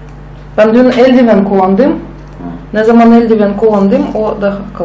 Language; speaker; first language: Turkish; non-native, learner; Russian